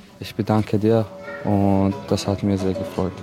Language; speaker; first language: German; non-native, learner; Arabic